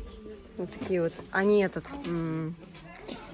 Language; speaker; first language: Russian; native; Russian